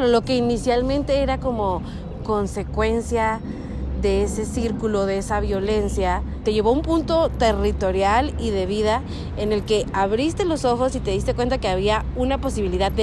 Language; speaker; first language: Spanish; native; Spanish